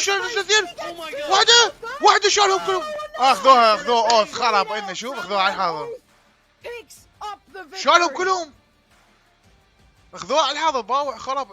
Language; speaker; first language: Arabic; native; Arabic